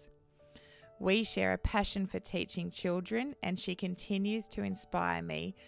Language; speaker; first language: English; native; English